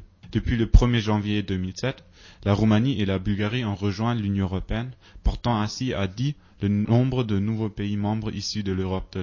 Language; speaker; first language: French; native; French